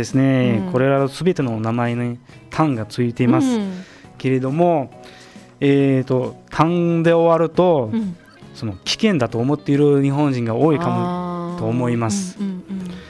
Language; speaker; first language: Japanese; non-native, fluent; Uzbek